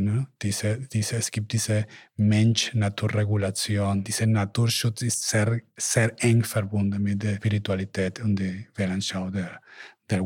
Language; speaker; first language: German; non-native, learner; Spanish